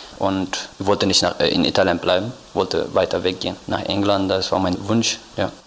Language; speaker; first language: German; non-native, learner; Tigrinya